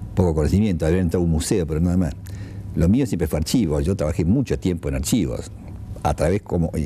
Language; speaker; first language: Spanish; native; Spanish